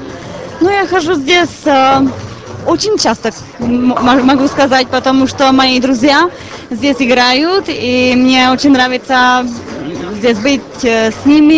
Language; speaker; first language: Russian; non-native, learner; Czech